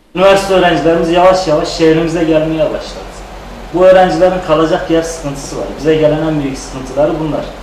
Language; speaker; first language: Turkish; native; Turkish